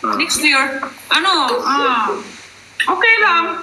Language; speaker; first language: Filipino; non-native, local second language; Cebuano